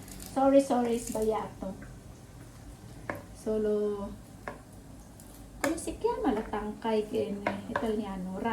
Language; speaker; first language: Italian; non-native, learner; Filipino